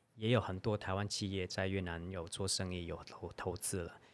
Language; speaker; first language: Chinese; non-native, fluent; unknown